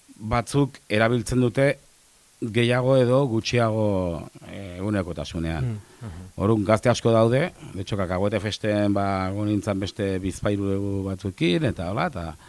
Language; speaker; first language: Basque; non-native, local second language; Spanish